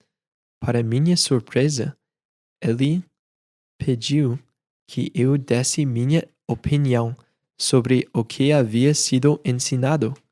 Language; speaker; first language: Portuguese; non-native, fluent; English